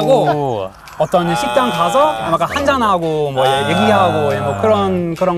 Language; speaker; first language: Korean; non-native, learner; English